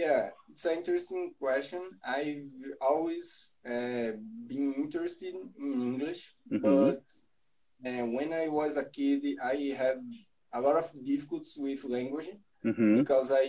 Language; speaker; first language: English; non-native, learner; Portuguese